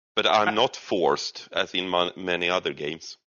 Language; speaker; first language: English; non-native, fluent; Swedish